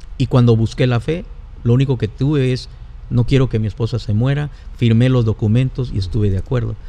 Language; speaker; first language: Spanish; native; Spanish